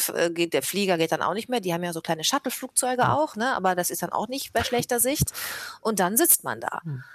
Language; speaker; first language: German; native; German